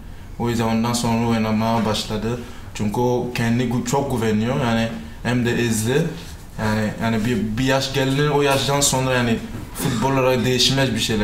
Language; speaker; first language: Turkish; non-native, fluent; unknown